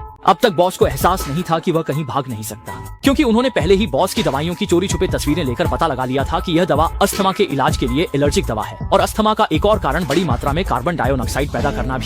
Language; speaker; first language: Hindi; native; Hindi